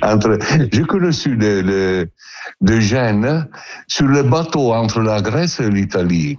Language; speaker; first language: French; non-native, learner; Italian